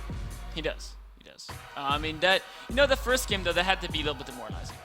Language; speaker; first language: English; native; English